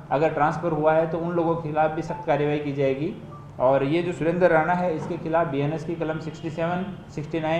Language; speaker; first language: Hindi; non-native, local second language; Gujarati